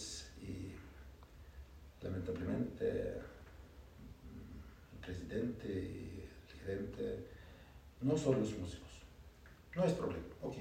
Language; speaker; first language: Spanish; non-native, learner; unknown